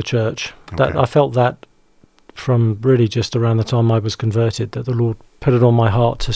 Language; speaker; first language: English; native; English